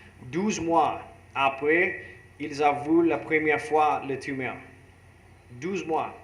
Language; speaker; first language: French; non-native, learner; English